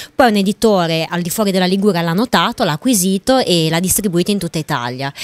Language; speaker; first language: Italian; early bilingual, other home language; Arabic